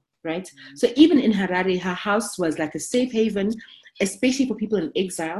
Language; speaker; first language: English; non-native, local second language; Zulu